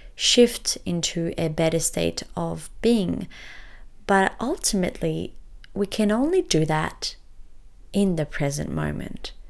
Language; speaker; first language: English; early bilingual, other home language; French